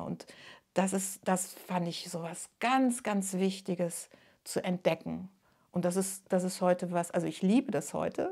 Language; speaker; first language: German; native; German